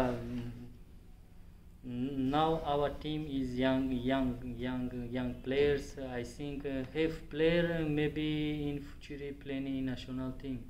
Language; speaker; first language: English; non-native, learner; Tajik